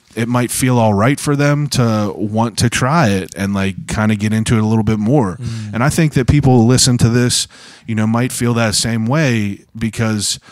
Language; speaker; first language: English; native; English